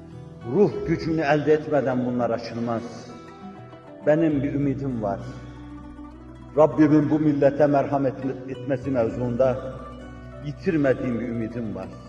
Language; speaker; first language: Turkish; native; Turkish